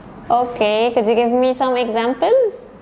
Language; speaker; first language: English; non-native, fluent; Arabic